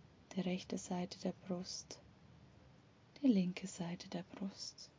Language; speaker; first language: German; native; German